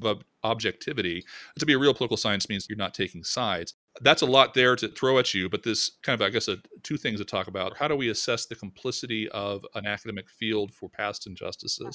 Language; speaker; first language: English; native; English